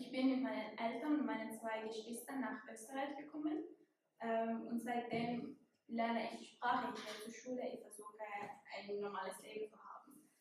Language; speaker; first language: German; non-native, fluent; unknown